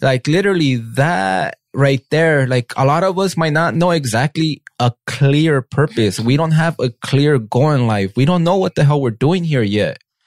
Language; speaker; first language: English; early bilingual, other home language; Spanish